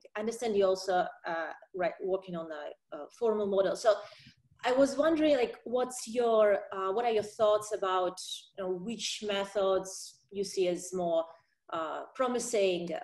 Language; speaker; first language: English; non-native, fluent; Portuguese